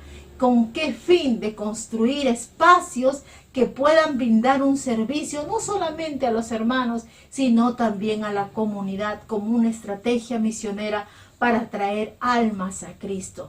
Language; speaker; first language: Spanish; native; Spanish